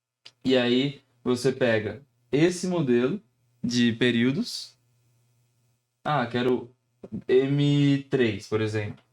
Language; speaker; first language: Portuguese; native; Portuguese